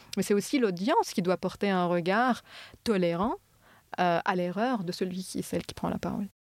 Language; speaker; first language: French; non-native, fluent; Arabic